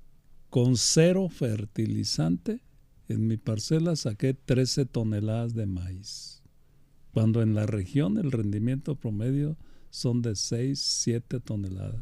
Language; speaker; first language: Spanish; native; Spanish